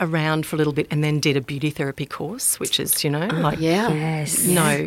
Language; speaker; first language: English; native; English